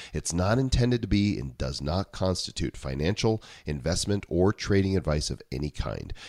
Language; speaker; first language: English; native; English